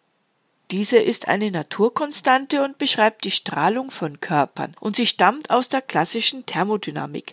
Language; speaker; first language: German; native; German